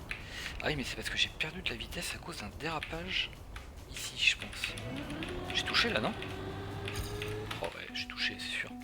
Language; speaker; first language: French; native; French